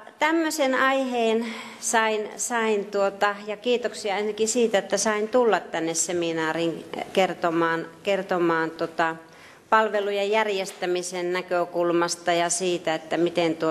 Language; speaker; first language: Finnish; native; Finnish